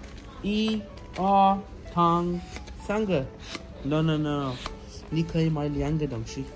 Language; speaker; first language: Chinese; non-native, learner; English